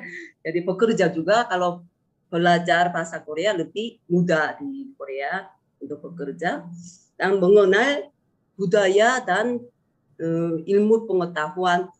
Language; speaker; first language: Indonesian; non-native, fluent; Korean